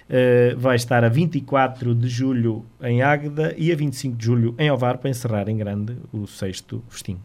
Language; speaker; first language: Portuguese; native; Portuguese